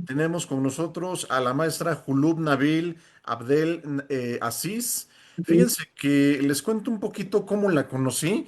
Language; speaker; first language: Spanish; native; Spanish